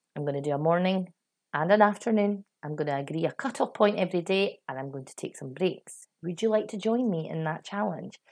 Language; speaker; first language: English; native; English